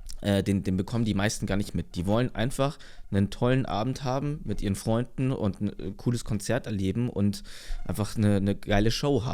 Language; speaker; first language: German; native; German